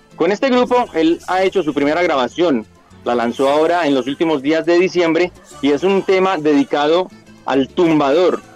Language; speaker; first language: Spanish; native; Spanish